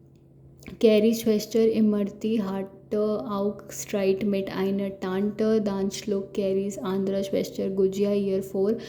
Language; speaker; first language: German; non-native, learner; Hindi